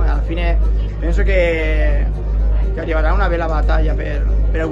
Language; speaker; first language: Italian; non-native, learner; Spanish